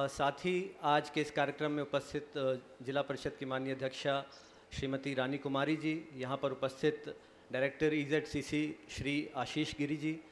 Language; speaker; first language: Hindi; native; Hindi